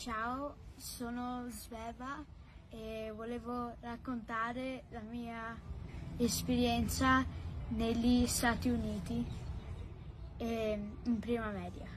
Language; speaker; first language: Italian; early bilingual, heritage; Italian